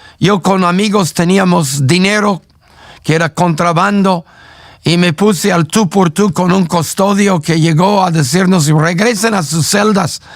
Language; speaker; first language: Spanish; non-native, fluent; English